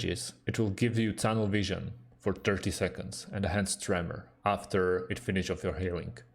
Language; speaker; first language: English; non-native, fluent; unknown